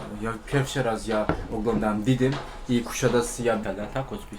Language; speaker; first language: Polish; non-native, learner; Turkish